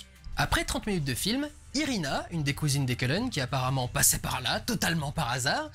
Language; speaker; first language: French; native; French